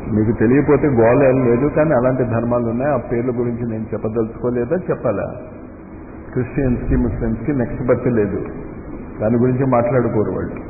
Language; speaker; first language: Telugu; non-native, fluent; Hindi